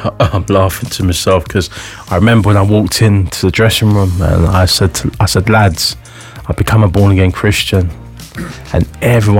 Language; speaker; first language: English; native; English